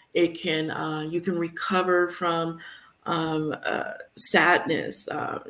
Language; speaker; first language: English; native; English